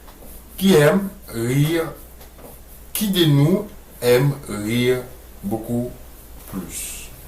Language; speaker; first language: French; non-native, local second language; Haitian Creole